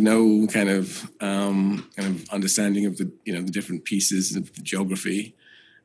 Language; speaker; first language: English; native; English